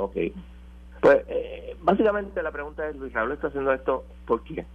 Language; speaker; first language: Spanish; native; Spanish